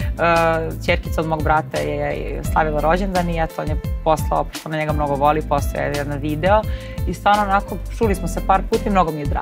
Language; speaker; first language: Serbian; native; Serbian